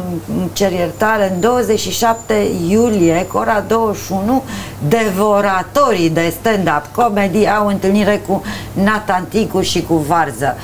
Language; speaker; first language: Romanian; native; Romanian